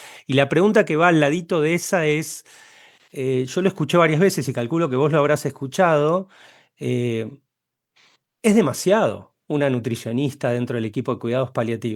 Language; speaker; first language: Spanish; native; Spanish